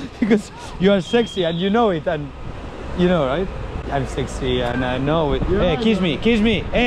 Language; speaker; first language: English; non-native, learner; Spanish